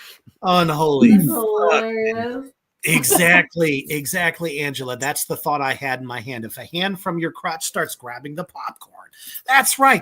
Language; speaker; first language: English; native; English